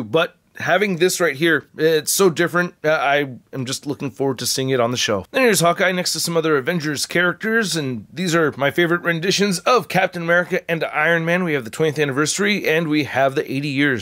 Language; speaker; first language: English; native; English